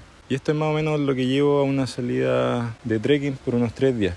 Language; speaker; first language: Spanish; native; Spanish